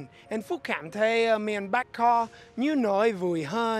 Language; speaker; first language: Vietnamese; non-native, fluent; English